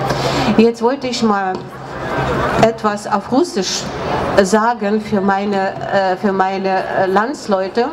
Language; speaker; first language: German; non-native, fluent; Russian